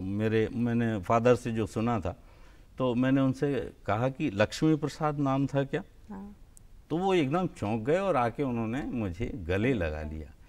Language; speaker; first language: Hindi; native; Hindi